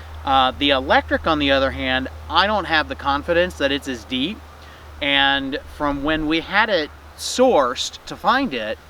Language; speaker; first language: English; native; English